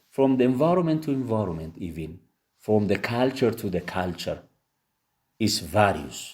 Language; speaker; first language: English; non-native, local second language; Amharic